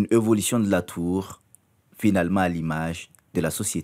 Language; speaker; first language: French; native; French